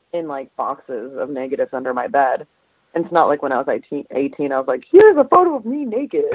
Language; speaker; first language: English; early bilingual, other home language; Polish